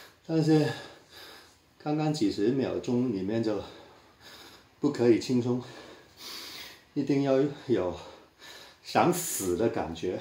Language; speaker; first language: Chinese; non-native, local second language; Cantonese